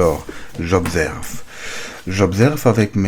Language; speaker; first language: French; non-native, learner; German